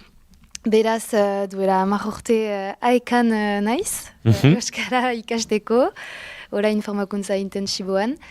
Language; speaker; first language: Basque; non-native, local second language; French